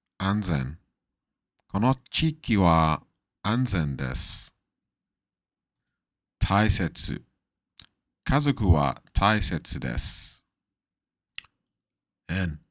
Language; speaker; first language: Japanese; non-native, learner; English